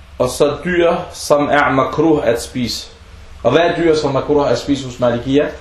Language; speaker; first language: Danish; early bilingual, other home language; Arabic